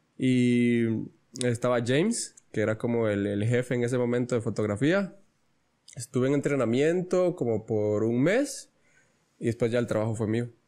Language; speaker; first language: Spanish; native; Spanish